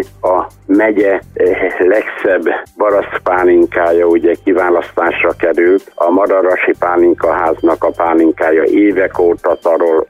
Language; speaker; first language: Hungarian; native; Hungarian